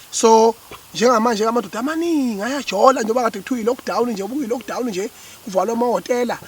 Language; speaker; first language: Zulu; native; Zulu